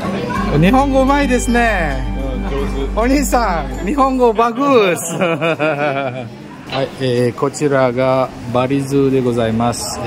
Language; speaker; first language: Japanese; non-native, fluent; Balinese